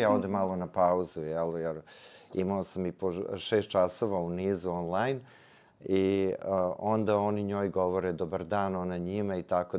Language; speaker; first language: Serbian; native; Serbian